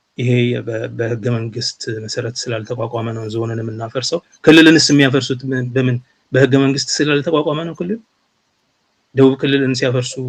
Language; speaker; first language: Amharic; non-native, local second language; Oromo